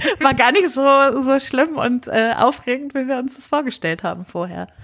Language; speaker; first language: German; native; German